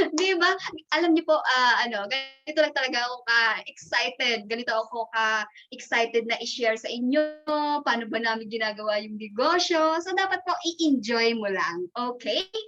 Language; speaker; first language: Filipino; non-native, local second language; Masbatenyo